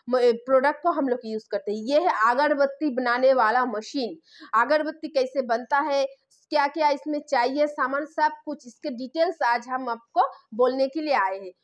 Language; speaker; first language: Hindi; non-native, local second language; Bangla